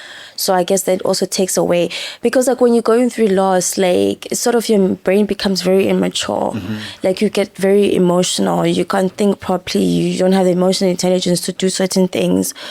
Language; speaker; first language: English; non-native, local second language; Zulu